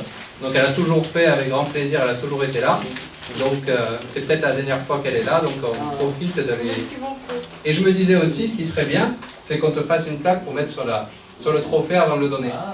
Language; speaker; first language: French; native; French